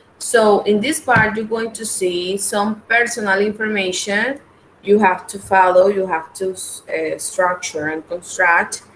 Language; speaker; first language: English; non-native, fluent; Spanish